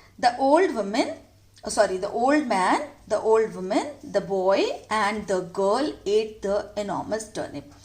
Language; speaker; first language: Hindi; native; Hindi